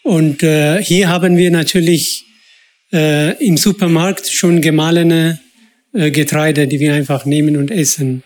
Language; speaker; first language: German; non-native, fluent; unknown